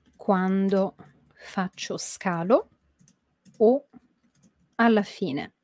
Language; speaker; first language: Portuguese; non-native, fluent; Italian